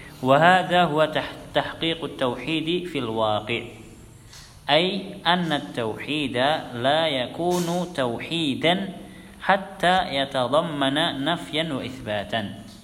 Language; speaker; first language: Arabic; non-native, fluent; Indonesian